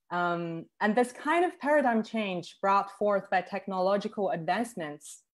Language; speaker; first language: English; non-native, fluent; Chinese